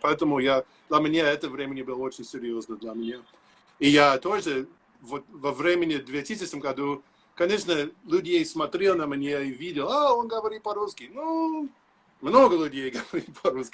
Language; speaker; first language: Russian; non-native, learner; English